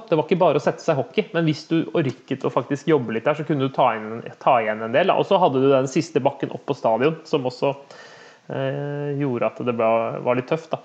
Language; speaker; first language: Norwegian; native; Norwegian